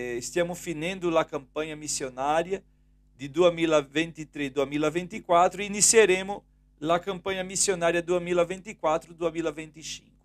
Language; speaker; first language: Italian; non-native, fluent; Portuguese